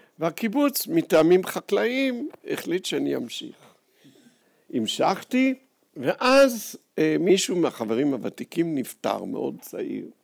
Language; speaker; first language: Hebrew; native; Hebrew